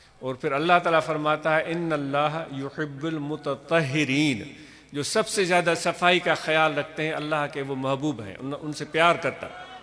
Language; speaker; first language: Urdu; non-native, local second language; Sindhi